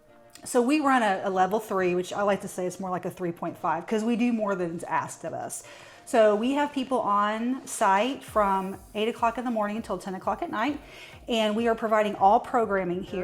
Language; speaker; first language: English; native; English